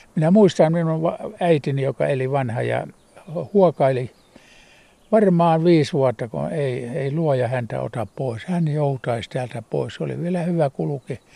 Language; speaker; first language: Finnish; native; Finnish